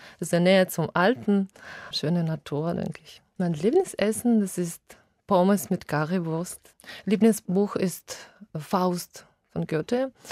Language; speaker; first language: German; non-native, fluent; Russian